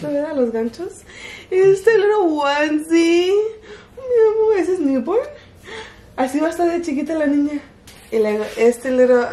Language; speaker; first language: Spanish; early bilingual, heritage; Spanish